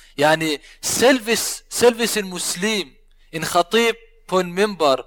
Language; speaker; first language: Danish; early bilingual, other home language; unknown